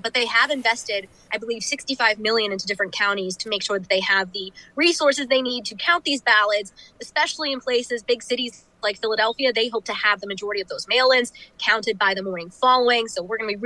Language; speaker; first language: English; native; English